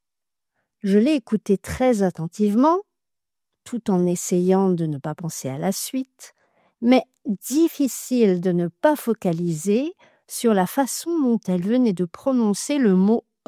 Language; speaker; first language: French; native; French